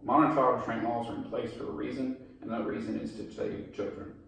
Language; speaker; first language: English; native; English